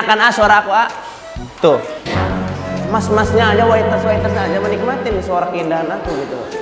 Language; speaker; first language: Indonesian; native; Indonesian